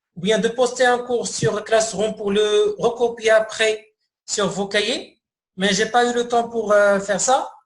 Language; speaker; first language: French; non-native, local second language; Arabic